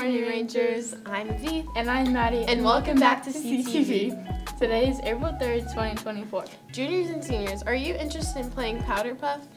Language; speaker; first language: English; native; English